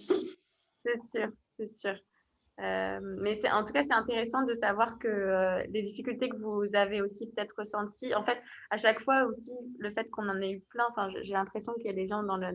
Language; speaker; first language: French; native; French